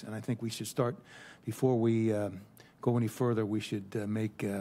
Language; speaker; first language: English; native; English